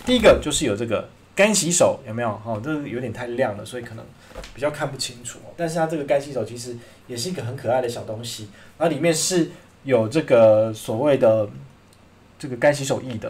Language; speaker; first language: Chinese; native; Chinese